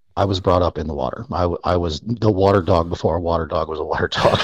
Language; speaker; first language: English; native; English